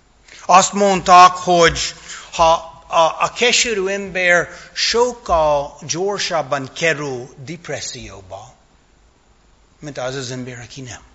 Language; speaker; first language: Hungarian; non-native, fluent; English